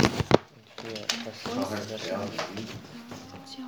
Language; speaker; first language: German; non-native, learner; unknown